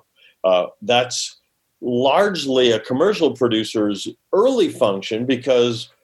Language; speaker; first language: English; native; English